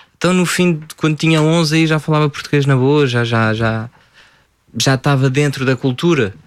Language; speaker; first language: Portuguese; early bilingual, other home language; French